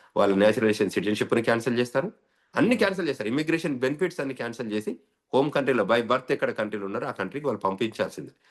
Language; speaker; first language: Telugu; native; Telugu